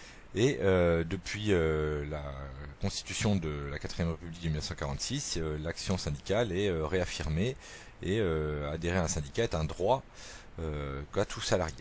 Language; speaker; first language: French; native; French